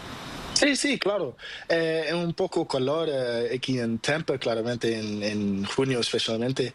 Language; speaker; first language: Spanish; non-native, learner; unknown